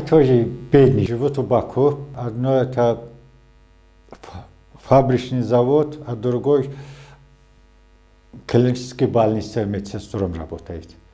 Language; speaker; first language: Russian; non-native, learner; Azerbaijani